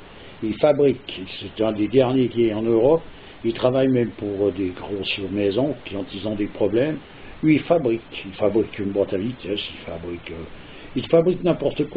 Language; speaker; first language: French; native; French